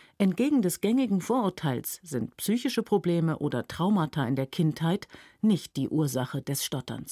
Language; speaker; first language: German; native; German